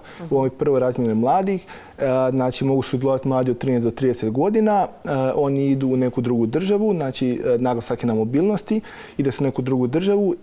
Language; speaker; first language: Croatian; native; Croatian